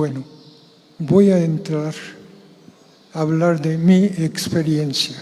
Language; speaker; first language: Spanish; non-native, fluent; Japanese